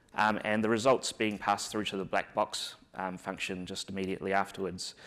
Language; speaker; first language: English; native; English